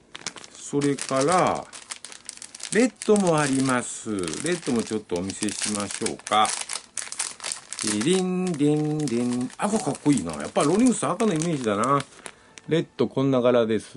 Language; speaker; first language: Japanese; native; Japanese